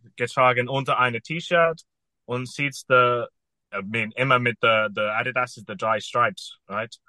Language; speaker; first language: German; non-native, fluent; English